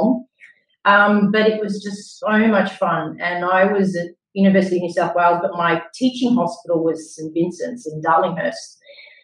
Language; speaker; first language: English; native; English